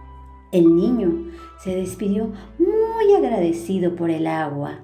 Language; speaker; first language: Spanish; native; Spanish